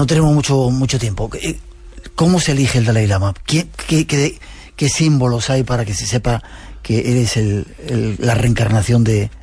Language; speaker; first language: Spanish; native; Spanish